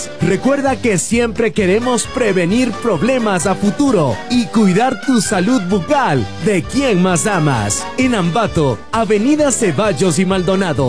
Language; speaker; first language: Spanish; native; Spanish